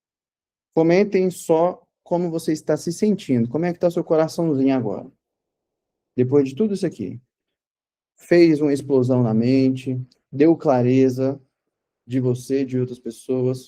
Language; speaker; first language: Portuguese; native; Portuguese